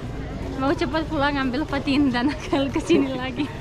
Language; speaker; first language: Indonesian; non-native, learner; English